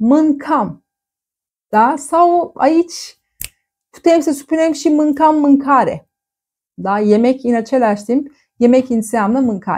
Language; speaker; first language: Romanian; non-native, fluent; Turkish